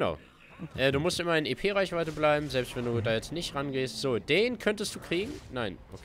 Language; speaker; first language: German; native; German